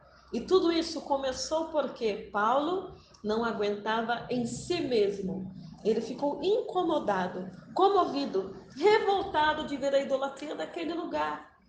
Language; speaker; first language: Portuguese; native; Portuguese